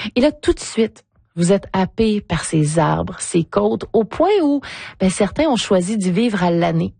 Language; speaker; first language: French; native; French